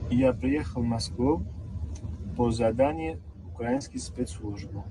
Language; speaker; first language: Russian; non-native, learner; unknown